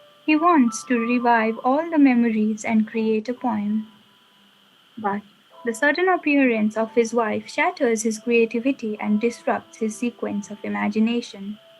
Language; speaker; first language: English; non-native, local second language; Nepali